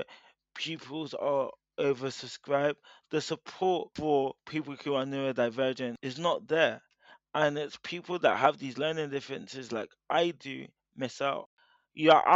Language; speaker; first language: English; native; English